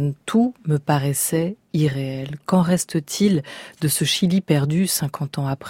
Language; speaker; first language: French; native; French